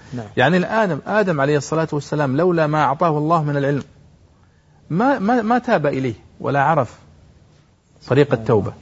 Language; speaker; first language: Arabic; native; Arabic